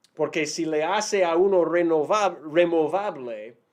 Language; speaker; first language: Spanish; non-native, fluent; English